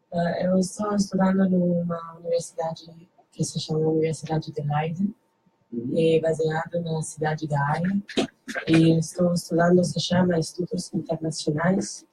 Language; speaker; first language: Portuguese; non-native, learner; Dutch